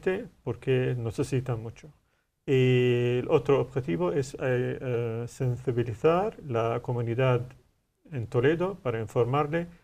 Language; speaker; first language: Spanish; non-native, learner; Arabic